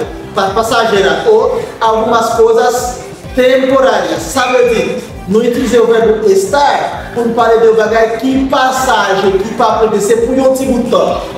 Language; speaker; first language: Portuguese; non-native, fluent; Haitian Creole